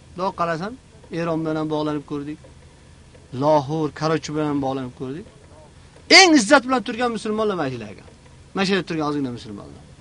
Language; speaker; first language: Uzbek; native; Uzbek